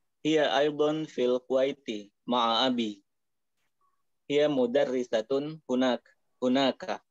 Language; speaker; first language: Arabic; non-native, learner; Indonesian